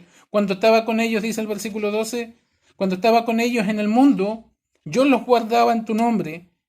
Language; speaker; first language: Spanish; native; Spanish